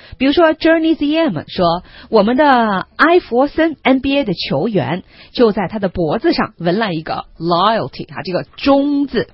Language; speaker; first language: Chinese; native; Chinese